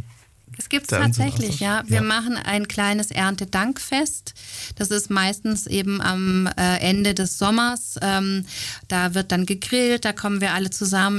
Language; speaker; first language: German; native; German